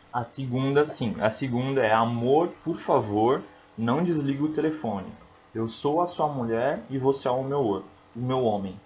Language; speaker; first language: Portuguese; native; Portuguese